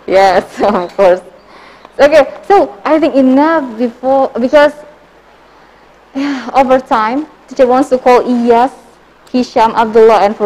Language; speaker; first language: English; non-native, learner; Indonesian